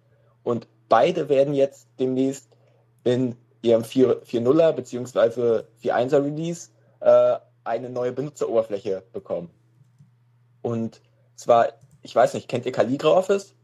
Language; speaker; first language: German; native; German